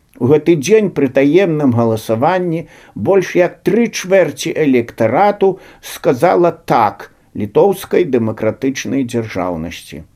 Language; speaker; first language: Belarusian; native; Belarusian